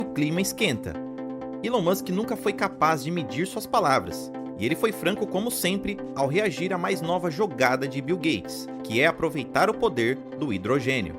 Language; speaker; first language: Portuguese; native; Portuguese